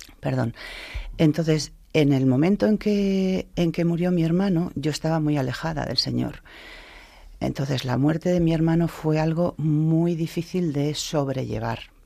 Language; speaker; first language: Spanish; native; Spanish